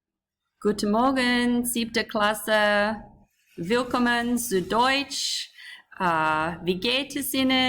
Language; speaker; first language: German; non-native, fluent; English